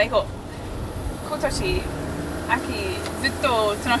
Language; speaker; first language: Japanese; non-native, learner; English